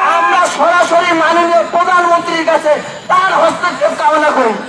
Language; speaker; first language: Bangla; native; Bangla